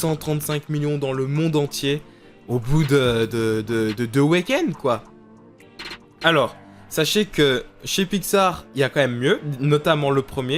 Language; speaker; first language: French; native; French